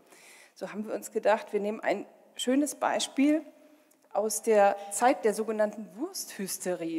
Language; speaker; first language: German; native; German